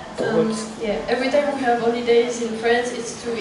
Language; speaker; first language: English; non-native, fluent; French